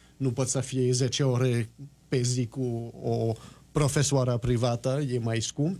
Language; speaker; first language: Romanian; non-native, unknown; French